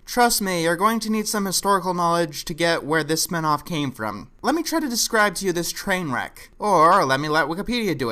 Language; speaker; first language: English; native; English